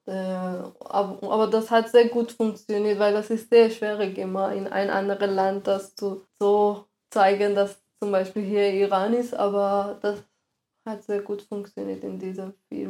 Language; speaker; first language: German; non-native, fluent; Persian